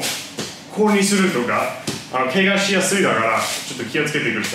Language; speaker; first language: Japanese; non-native, fluent; English